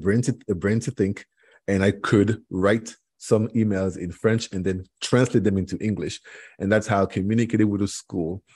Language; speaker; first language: English; non-native, local second language; French